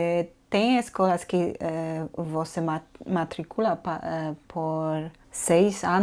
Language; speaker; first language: Portuguese; non-native, fluent; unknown